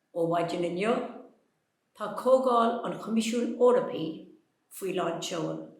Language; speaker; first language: Irish; native; Irish